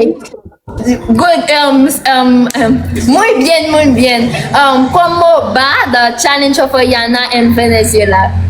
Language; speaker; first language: Spanish; non-native, learner; Haitian Creole